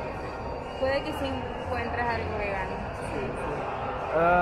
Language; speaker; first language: Spanish; native; Spanish